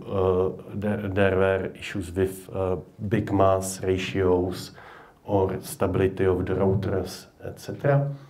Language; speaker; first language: English; non-native, fluent; Czech